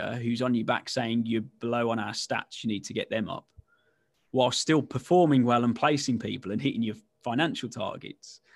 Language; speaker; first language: English; native; English